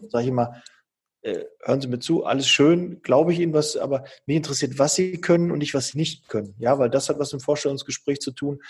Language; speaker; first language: German; native; German